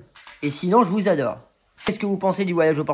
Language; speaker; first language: French; native; French